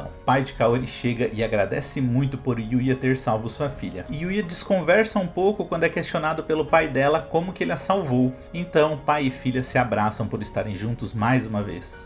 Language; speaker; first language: Portuguese; native; Portuguese